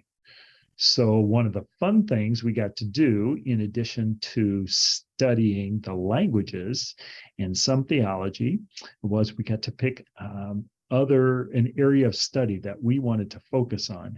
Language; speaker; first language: English; native; English